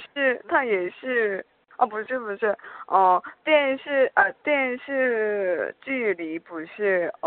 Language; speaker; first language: Chinese; non-native, learner; Korean